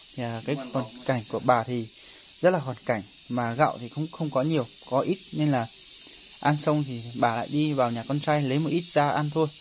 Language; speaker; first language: Vietnamese; non-native, local second language; Hmong